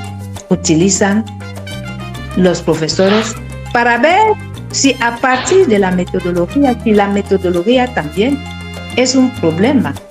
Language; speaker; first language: Spanish; non-native, fluent; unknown